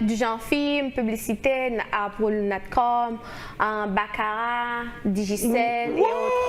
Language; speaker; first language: French; non-native, local second language; Haitian Creole